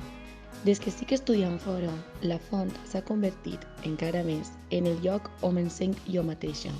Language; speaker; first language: Catalan; native; Catalan